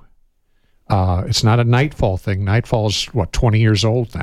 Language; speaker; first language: English; native; English